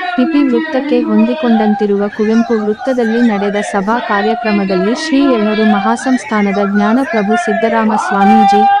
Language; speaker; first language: Kannada; native; Kannada